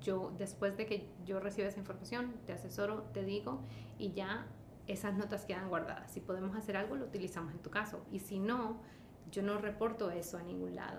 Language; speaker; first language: Spanish; early bilingual, heritage; Spanish